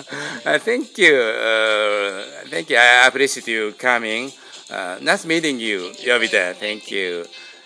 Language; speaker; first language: English; non-native, learner; Japanese